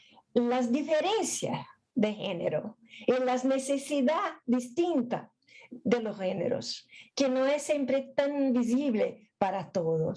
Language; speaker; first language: Spanish; non-native, fluent; Portuguese